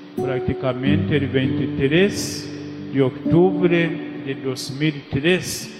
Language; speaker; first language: Spanish; non-native, fluent; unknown